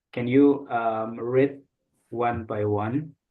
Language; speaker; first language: English; non-native, local second language; Indonesian